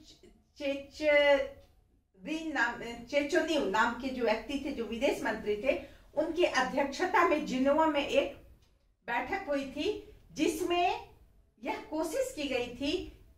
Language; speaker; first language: Hindi; native; Hindi